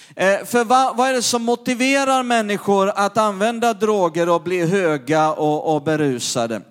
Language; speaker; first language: Swedish; native; Swedish